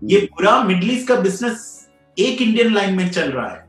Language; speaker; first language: Hindi; non-native, local second language; Malayalam